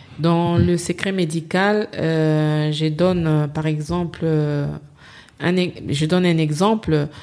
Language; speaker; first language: French; non-native, local second language; Lingala